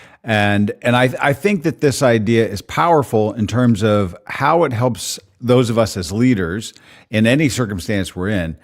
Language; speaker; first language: English; native; English